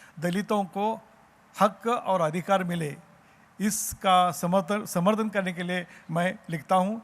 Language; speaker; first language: Hindi; non-native, local second language; Marathi